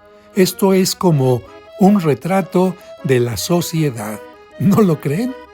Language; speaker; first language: Spanish; native; Spanish